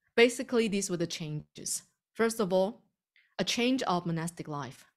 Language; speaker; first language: English; early bilingual, other home language; Chinese